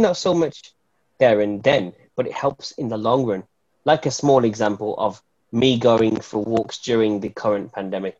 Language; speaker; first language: English; native; English